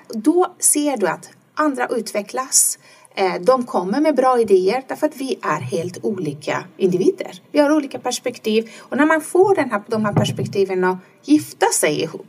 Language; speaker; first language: Swedish; non-native, fluent; Persian